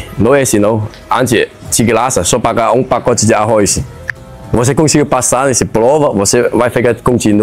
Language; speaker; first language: Portuguese; non-native, learner; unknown